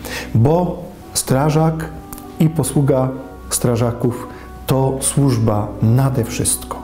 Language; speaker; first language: Polish; native; Polish